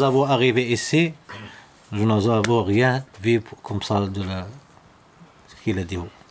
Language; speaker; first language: French; non-native, learner; Arabic